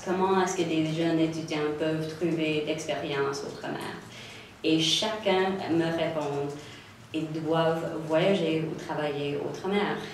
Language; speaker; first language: French; non-native, local second language; English